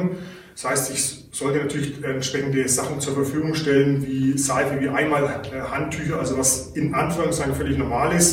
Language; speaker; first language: German; native; German